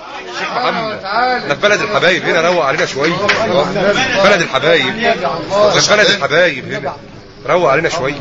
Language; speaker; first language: Arabic; native; Arabic